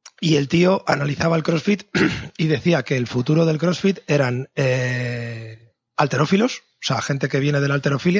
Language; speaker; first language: Spanish; native; Spanish